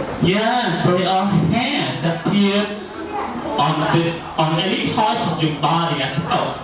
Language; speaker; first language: English; non-native, learner; Thai